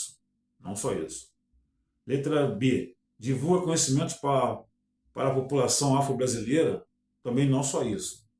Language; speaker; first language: Portuguese; native; Portuguese